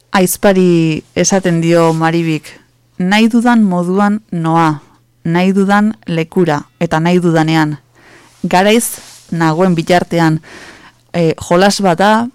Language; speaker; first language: Basque; native; Basque